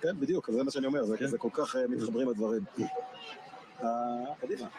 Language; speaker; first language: Hebrew; native; Hebrew